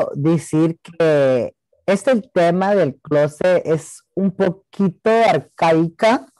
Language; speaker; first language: Spanish; early bilingual, heritage; Spanish